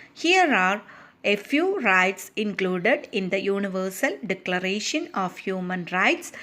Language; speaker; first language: English; non-native, local second language; Malayalam